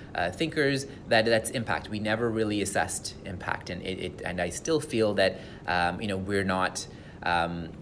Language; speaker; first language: English; non-native, local second language; Tamil